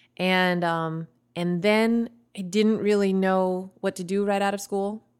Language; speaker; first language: English; native; English